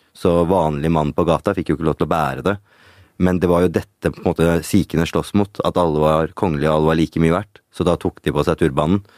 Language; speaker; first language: Norwegian; early bilingual, other home language; Punjabi